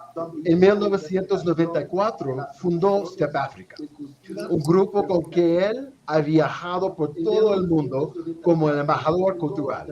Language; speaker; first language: Spanish; non-native, fluent; English